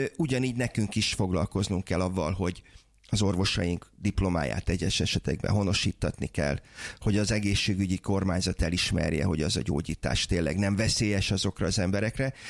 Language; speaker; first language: Hungarian; native; Hungarian